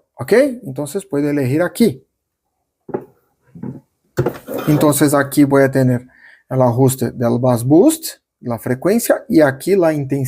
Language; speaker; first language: Spanish; non-native, fluent; Portuguese